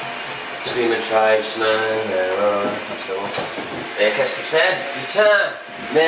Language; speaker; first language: French; non-native, learner; English